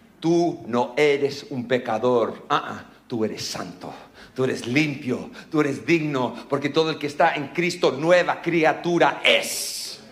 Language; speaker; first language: Spanish; non-native, local second language; English